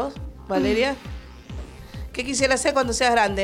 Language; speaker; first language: Spanish; native; Spanish